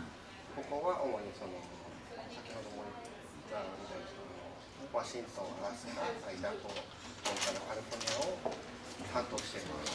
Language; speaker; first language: Japanese; early bilingual, heritage; Japanese